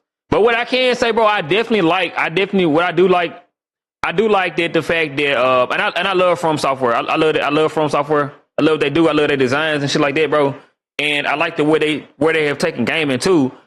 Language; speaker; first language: English; native; English